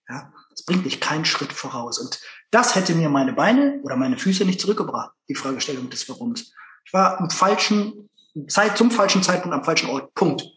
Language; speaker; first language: German; native; German